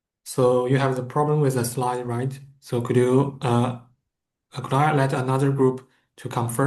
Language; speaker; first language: English; non-native, fluent; Chinese